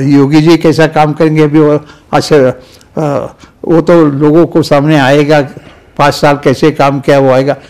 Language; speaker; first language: Hindi; non-native, local second language; Marathi